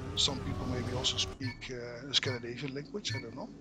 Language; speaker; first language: English; non-native, fluent; Dutch